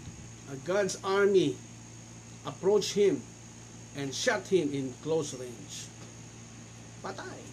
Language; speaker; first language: English; non-native, local second language; Filipino